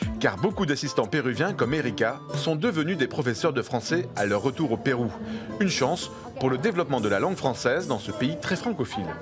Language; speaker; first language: French; native; French